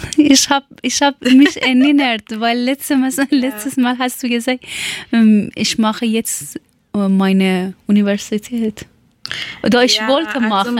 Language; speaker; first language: German; non-native, learner; Persian